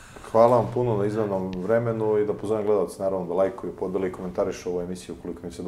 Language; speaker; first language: Serbian; native; Serbian